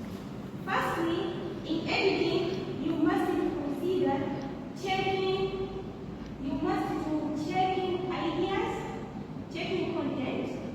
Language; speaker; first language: English; non-native, local second language; Swahili